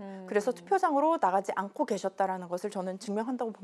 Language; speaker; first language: Korean; native; Korean